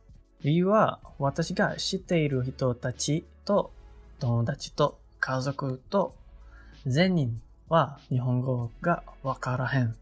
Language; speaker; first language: Japanese; non-native, learner; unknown